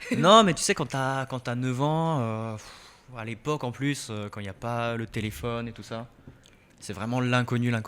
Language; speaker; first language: French; early bilingual, other home language; Korean